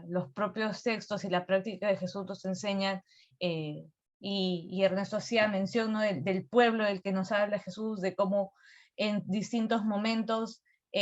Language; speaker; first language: Spanish; native; Spanish